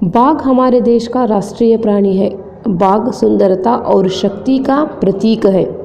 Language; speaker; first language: Hindi; non-native, local second language; Kannada